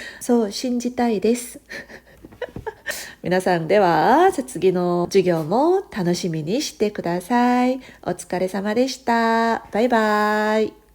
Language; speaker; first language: Japanese; non-native, fluent; Korean